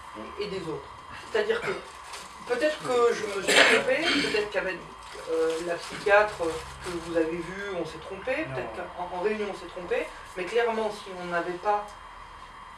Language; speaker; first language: French; native; French